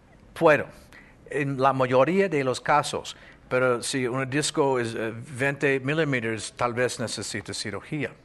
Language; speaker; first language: Spanish; non-native, fluent; English